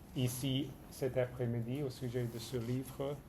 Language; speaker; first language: French; non-native, fluent; English